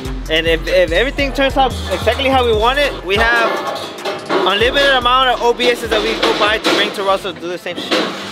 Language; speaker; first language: English; early bilingual, other home language; Spanish